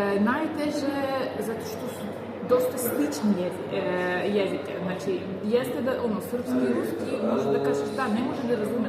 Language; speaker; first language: Serbian; non-native, fluent; Russian